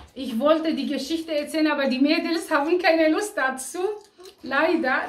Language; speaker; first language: German; non-native, fluent; Aramaic